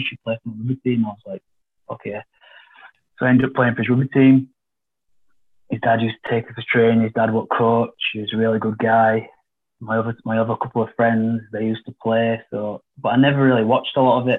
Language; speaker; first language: English; native; English